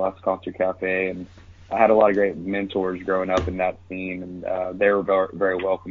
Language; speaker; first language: English; native; English